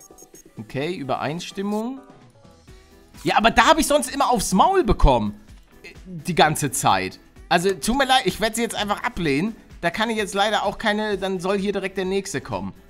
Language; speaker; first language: German; native; German